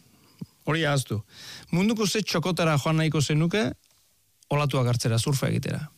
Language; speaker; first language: Basque; native; Basque